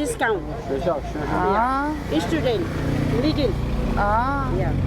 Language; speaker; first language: English; non-native, learner; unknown